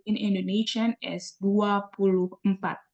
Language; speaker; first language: English; non-native, learner; Indonesian